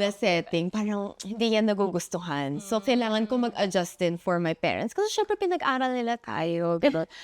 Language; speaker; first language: Filipino; native; Filipino